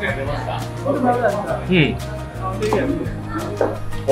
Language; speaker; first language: Chinese; non-native, learner; Japanese